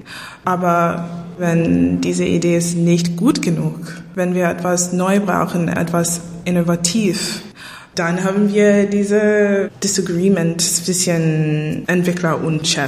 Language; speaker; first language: German; non-native, learner; English